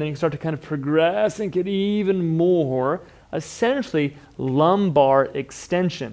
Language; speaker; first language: English; native; English